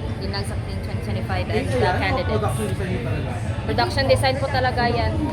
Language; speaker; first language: Filipino; non-native, local second language; Hiligaynon